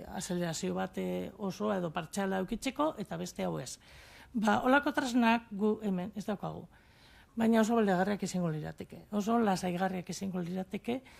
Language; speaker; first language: Basque; native; Basque